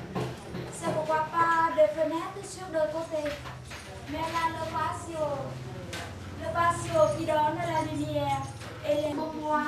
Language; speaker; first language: French; non-native, learner; Vietnamese